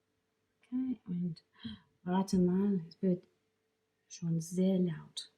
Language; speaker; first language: German; non-native, fluent; English